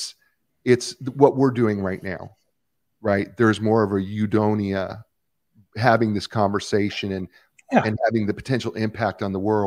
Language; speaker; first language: English; native; English